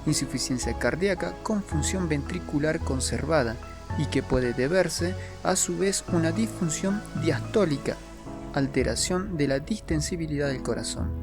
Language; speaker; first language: Spanish; native; Spanish